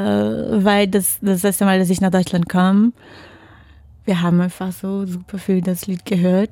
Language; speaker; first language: German; non-native, fluent; Portuguese